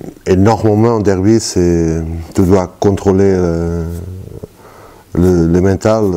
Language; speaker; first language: French; non-native, fluent; Portuguese